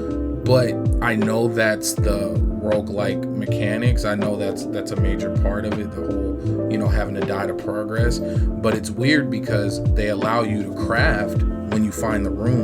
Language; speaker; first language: English; native; English